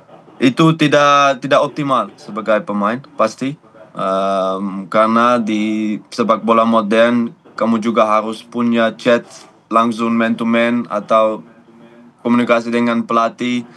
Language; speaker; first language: Indonesian; non-native, fluent; Dutch